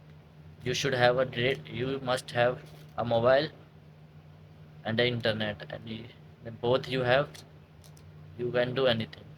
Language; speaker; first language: English; non-native, learner; Hindi